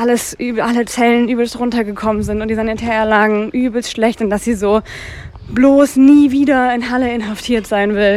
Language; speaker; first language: German; native; German